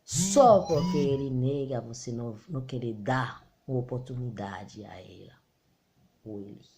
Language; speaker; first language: Portuguese; non-native, learner; Haitian Creole